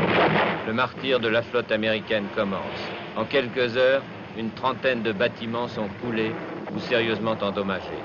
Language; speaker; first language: French; native; French